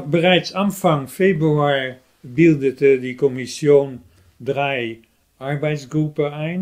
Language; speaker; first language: German; non-native, fluent; Dutch